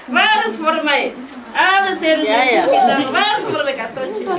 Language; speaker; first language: Dutch; non-native, learner; Mongolian